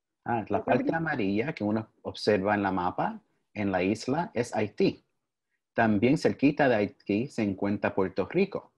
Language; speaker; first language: Spanish; early bilingual, heritage; English